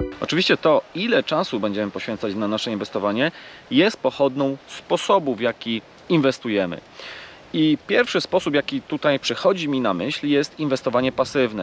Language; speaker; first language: Polish; native; Polish